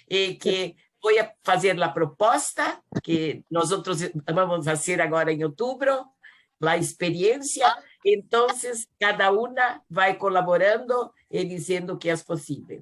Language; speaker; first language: Spanish; non-native, learner; Portuguese